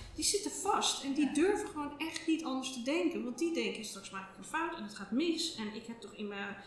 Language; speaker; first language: Dutch; native; Dutch